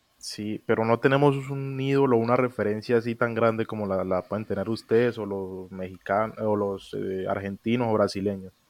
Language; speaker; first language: Spanish; native; Spanish